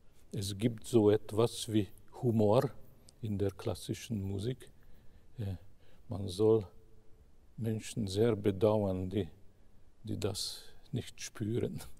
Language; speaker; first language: German; non-native, fluent; Hungarian